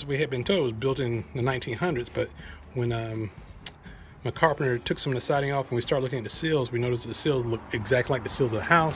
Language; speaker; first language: English; native; English